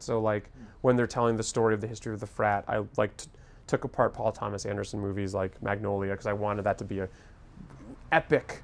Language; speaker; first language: English; native; English